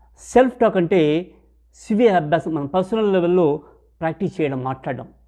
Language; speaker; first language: Telugu; native; Telugu